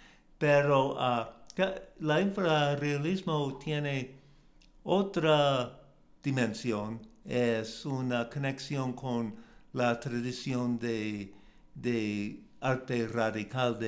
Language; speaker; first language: Spanish; non-native, learner; English